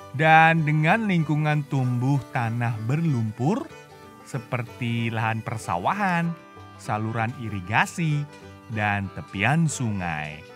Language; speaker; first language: Indonesian; native; Indonesian